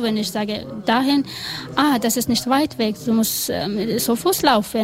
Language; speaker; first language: German; non-native, learner; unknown